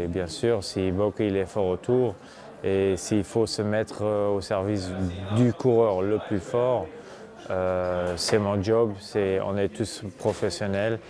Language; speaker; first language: French; non-native, local second language; Luxembourgish